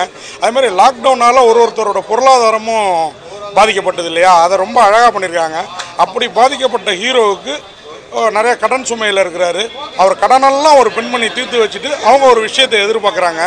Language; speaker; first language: Tamil; native; Tamil